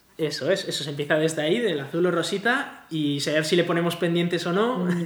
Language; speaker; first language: Spanish; native; Spanish